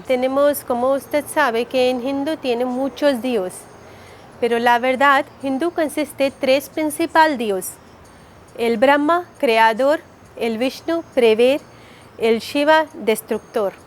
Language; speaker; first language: Spanish; non-native, learner; Hindi